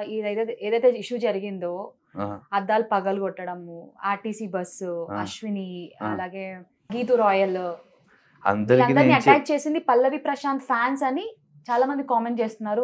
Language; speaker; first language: Telugu; native; Telugu